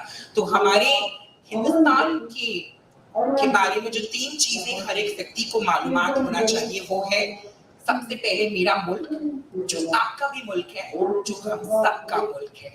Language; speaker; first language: Hindi; native; Hindi